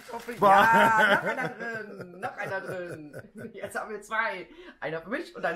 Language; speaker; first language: German; native; German